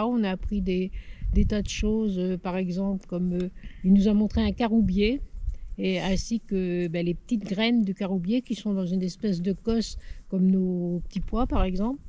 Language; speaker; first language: French; native; French